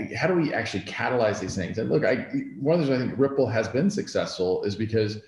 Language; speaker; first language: English; native; English